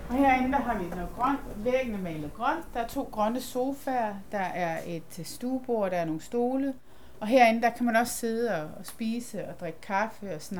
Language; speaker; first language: Danish; native; Danish